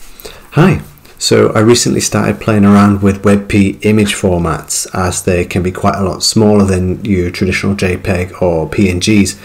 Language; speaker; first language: English; native; English